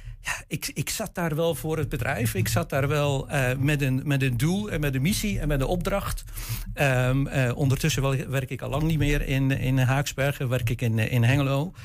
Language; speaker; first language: Dutch; native; Dutch